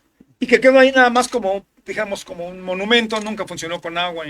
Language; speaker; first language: Spanish; native; Spanish